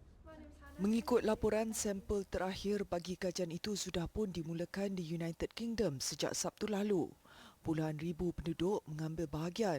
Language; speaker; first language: Malay; native; Malay